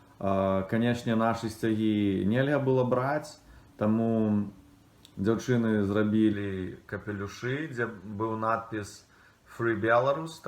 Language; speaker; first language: Belarusian; native; Belarusian